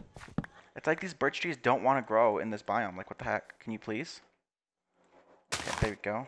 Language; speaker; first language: English; native; English